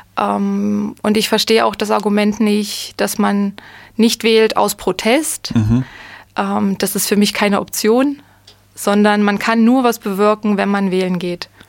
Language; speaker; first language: German; early bilingual, other home language; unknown